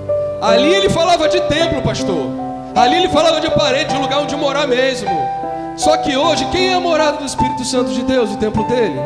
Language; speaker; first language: Portuguese; native; Portuguese